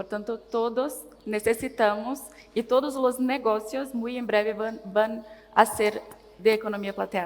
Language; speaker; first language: Spanish; non-native, learner; Portuguese